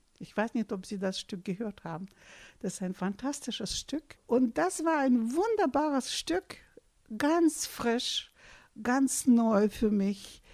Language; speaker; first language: German; non-native, fluent; Russian